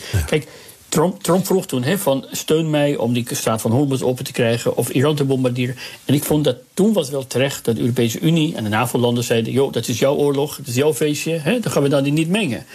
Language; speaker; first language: Dutch; non-native, fluent; Persian